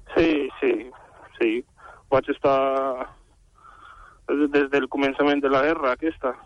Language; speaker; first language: Catalan; non-native, fluent; Ukrainian